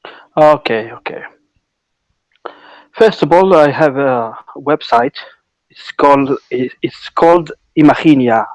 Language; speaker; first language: English; non-native, local second language; Arabic